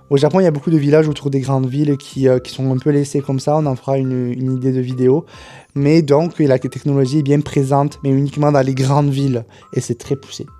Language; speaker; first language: French; native; French